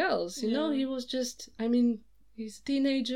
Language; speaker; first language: English; non-native, fluent; Slovak